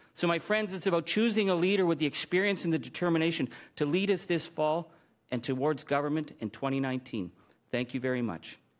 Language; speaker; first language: English; native; English